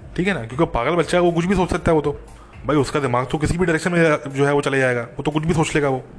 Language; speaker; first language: Hindi; native; Hindi